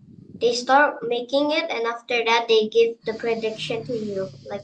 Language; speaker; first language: English; non-native, fluent; Indonesian